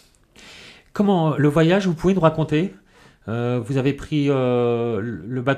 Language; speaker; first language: French; native; French